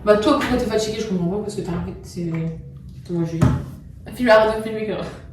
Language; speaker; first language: French; native; French